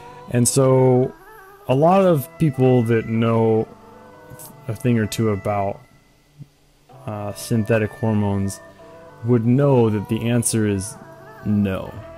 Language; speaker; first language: English; native; English